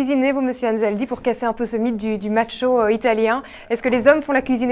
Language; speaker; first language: French; native; French